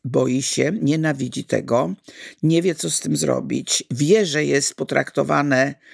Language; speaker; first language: Polish; native; Polish